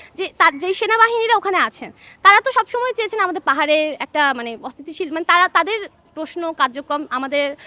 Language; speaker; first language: Bangla; non-native, local second language; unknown